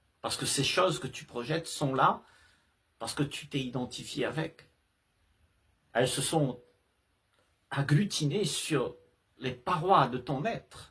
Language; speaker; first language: French; native; French